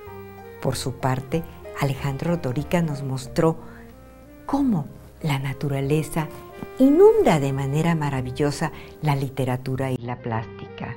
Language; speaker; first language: Spanish; native; Spanish